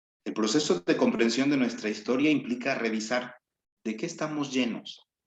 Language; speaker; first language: Spanish; native; Spanish